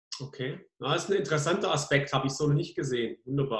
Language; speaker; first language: German; native; German